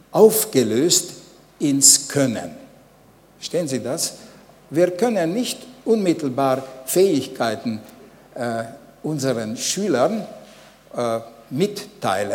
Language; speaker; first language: German; non-native, fluent; Hungarian